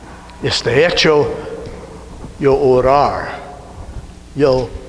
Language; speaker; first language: Spanish; non-native, learner; English